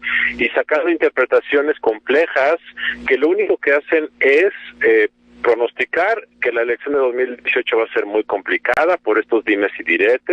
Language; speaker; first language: Spanish; native; Spanish